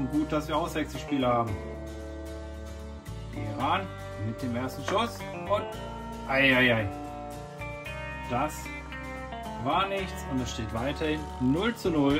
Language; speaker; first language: German; native; German